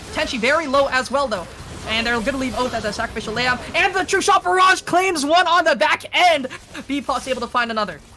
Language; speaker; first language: English; native; English